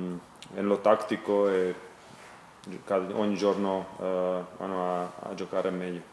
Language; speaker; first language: Italian; non-native, learner; Croatian